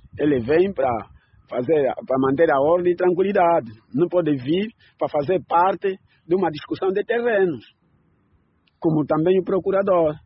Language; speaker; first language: Portuguese; native; Portuguese